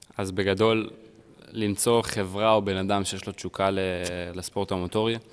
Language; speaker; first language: Hebrew; early bilingual, heritage; Hebrew